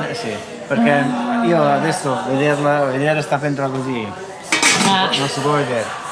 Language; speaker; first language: Italian; native; Italian